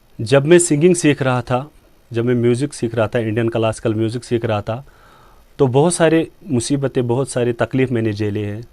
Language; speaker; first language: Hindi; non-native, local second language; Kashmiri